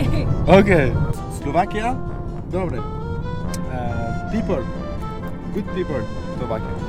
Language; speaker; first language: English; non-native, learner; French